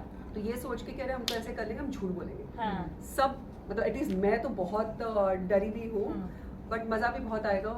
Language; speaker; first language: Hindi; native; Hindi